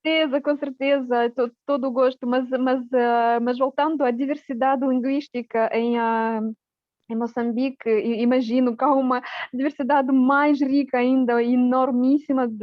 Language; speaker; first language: Portuguese; non-native, fluent; Romanian